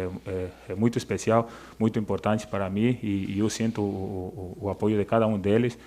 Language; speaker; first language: Portuguese; non-native, fluent; Spanish